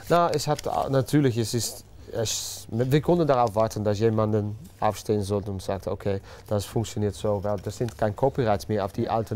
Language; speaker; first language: German; non-native, learner; Dutch